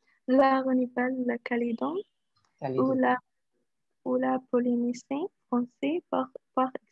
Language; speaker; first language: French; non-native, learner; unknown